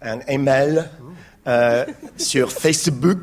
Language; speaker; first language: French; non-native, learner; English